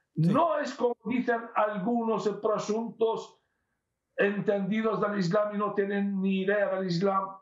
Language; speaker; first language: Spanish; non-native, fluent; Arabic